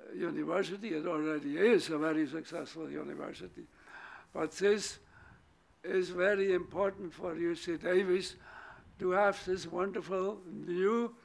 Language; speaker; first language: English; non-native, fluent; German